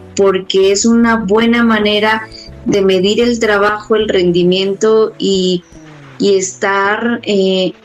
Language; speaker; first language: Spanish; native; Spanish